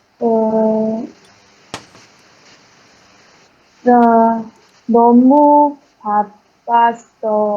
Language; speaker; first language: Korean; non-native, learner; Chinese